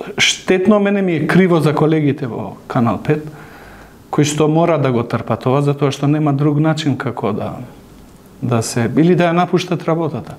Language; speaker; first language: Macedonian; non-native, local second language; Albanian